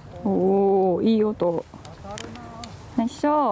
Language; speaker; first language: Japanese; native; Japanese